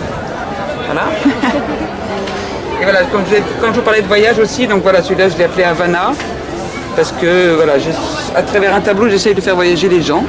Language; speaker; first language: French; native; French